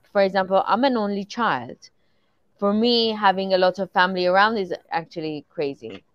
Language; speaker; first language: English; non-native, fluent; Persian